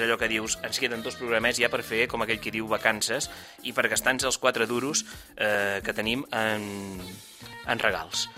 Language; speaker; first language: Catalan; native; Catalan